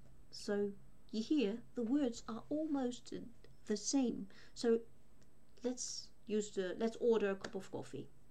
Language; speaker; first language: English; non-native, fluent; Dutch